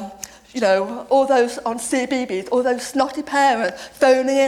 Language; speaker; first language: English; native; English